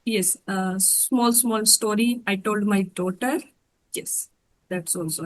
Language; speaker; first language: English; non-native, learner; Hindi